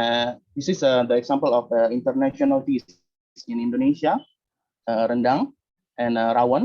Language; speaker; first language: English; non-native, learner; Indonesian